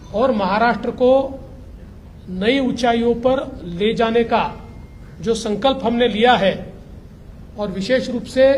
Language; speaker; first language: Hindi; non-native, local second language; Marathi